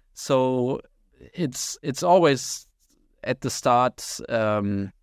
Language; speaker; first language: English; non-native, fluent; German